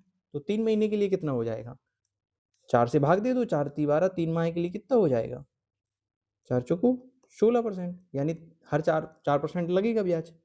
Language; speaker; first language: Hindi; native; Hindi